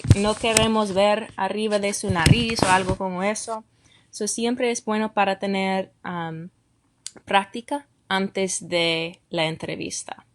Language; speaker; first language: Spanish; non-native, fluent; English